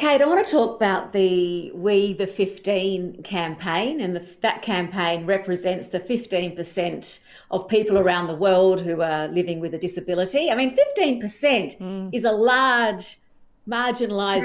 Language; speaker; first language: English; native; English